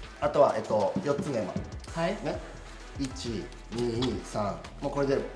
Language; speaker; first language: Japanese; non-native, learner; Korean